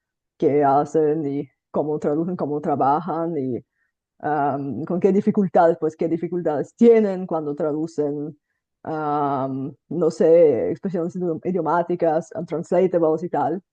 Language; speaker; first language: Spanish; non-native, fluent; Bulgarian